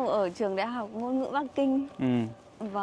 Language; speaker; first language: Vietnamese; native; Vietnamese